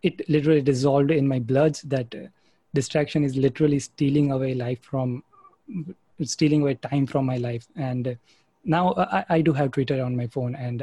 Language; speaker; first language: English; non-native, local second language; Gujarati